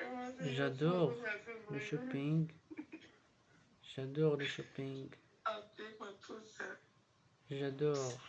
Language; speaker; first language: French; non-native, learner; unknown